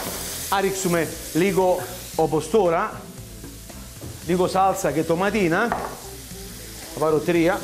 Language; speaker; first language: Greek; non-native, learner; Italian